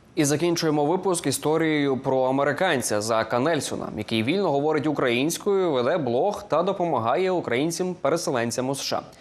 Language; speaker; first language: Ukrainian; native; Ukrainian